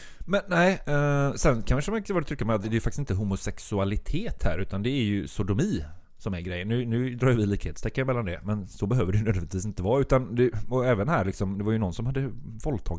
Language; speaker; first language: Swedish; native; Swedish